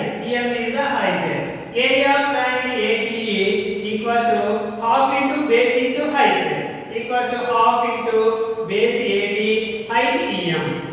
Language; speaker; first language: English; non-native, local second language; Telugu